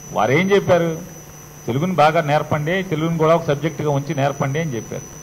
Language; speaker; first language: Telugu; native; Telugu